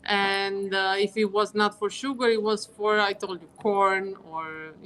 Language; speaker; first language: English; non-native, fluent; Romanian